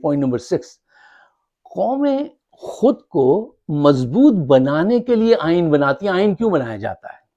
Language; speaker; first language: Urdu; native; Urdu